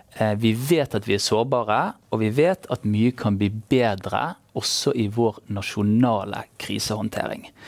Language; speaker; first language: Norwegian; native; Norwegian